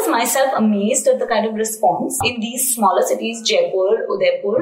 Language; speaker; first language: English; non-native, local second language; Hindi